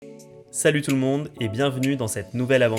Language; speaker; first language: French; native; French